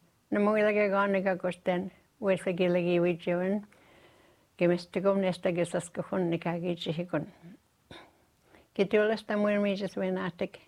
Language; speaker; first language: English; non-native, fluent; Cree